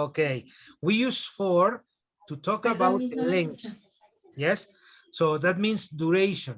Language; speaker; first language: English; non-native, fluent; Spanish